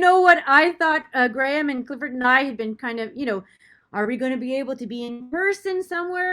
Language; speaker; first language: English; native; English